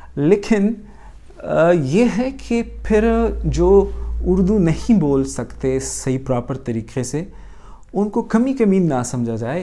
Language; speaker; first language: Urdu; non-native, local second language; Pashto